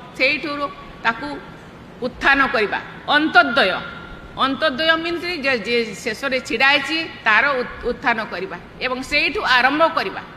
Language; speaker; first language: Odia; non-native, local second language; Santali